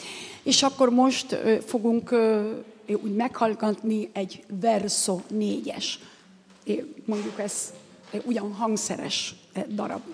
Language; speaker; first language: Hungarian; non-native, learner; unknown